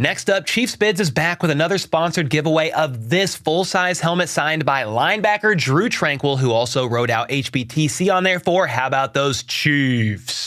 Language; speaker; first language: English; native; English